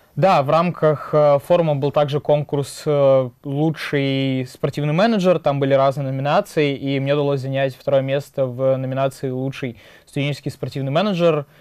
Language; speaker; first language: Russian; native; Russian